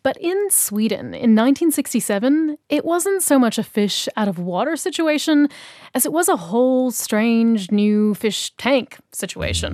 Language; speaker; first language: English; native; English